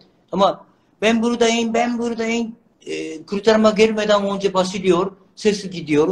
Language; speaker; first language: Turkish; non-native, learner; Japanese